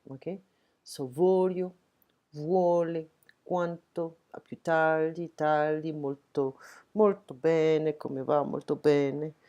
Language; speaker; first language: Italian; non-native, fluent; French